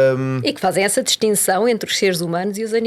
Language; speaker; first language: Portuguese; native; Portuguese